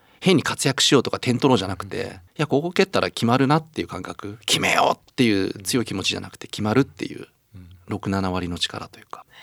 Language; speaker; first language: Japanese; native; Japanese